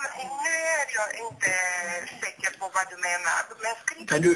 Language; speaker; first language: Swedish; non-native, fluent; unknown